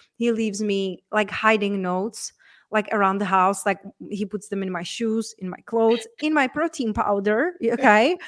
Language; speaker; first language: English; non-native, fluent; Czech